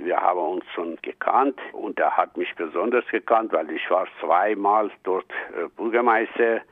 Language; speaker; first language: German; non-native, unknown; Persian